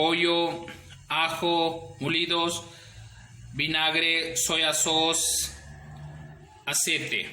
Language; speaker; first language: Spanish; non-native, learner; Urdu